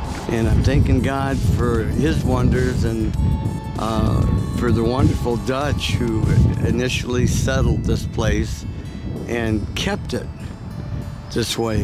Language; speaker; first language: English; native; English